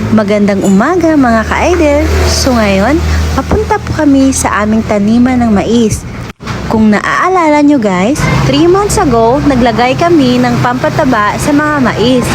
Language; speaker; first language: Filipino; non-native, local second language; Hiligaynon